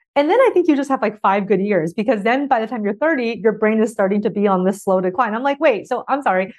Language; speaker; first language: English; early bilingual, other home language; Chinese